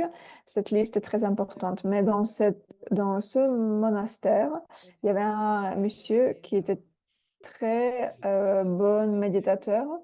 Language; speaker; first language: French; non-native, fluent; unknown